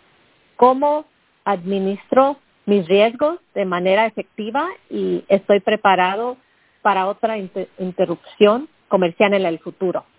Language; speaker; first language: Spanish; early bilingual, heritage; Spanish